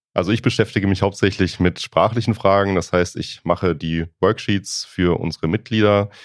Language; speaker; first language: German; native; German